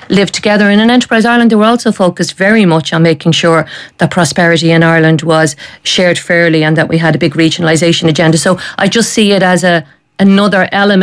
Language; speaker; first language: English; native; English